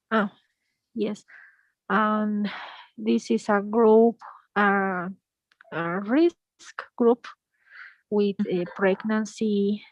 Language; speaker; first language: English; non-native, learner; Spanish